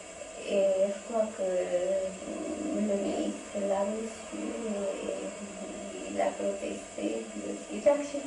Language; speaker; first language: French; non-native, fluent; Romanian